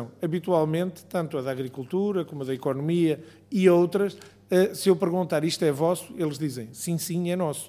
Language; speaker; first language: Portuguese; native; Portuguese